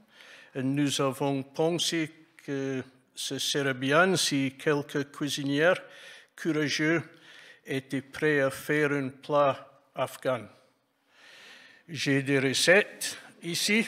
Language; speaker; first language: French; non-native, fluent; English